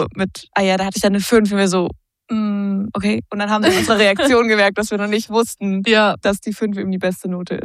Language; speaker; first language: German; native; German